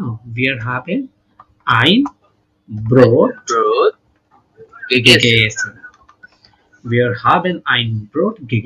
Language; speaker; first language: German; non-native, fluent; Bangla